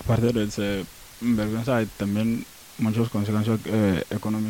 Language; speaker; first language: Spanish; non-native, learner; Wolof